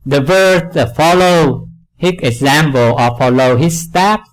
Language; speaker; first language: English; non-native, learner; Vietnamese